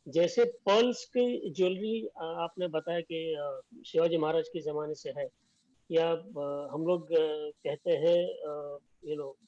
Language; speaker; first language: Hindi; non-native, local second language; Marathi